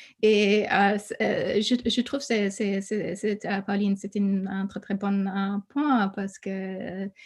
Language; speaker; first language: French; non-native, fluent; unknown